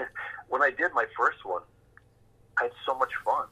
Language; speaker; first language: English; native; English